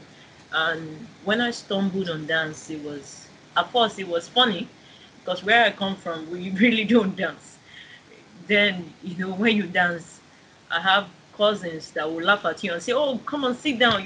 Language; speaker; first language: English; non-native, local second language; Igbo